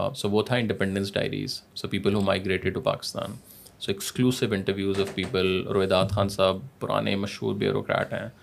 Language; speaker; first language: Urdu; native; Urdu